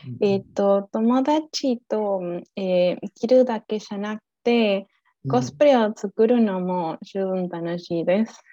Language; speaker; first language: Japanese; non-native, learner; Spanish